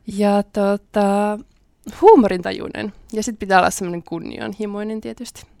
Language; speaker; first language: Finnish; native; Finnish